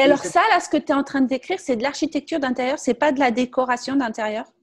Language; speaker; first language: French; native; French